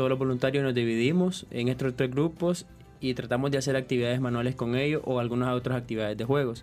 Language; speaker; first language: Spanish; native; Spanish